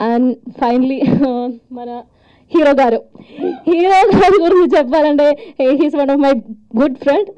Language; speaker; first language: Telugu; non-native, learner; Malayalam